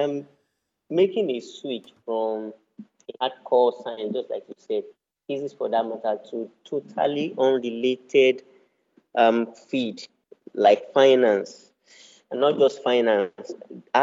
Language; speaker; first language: English; non-native, local second language; Yoruba